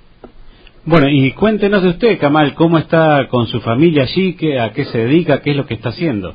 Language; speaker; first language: Spanish; native; Spanish